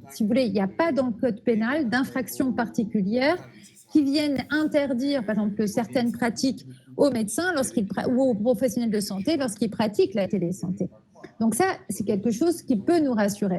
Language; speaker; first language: French; native; French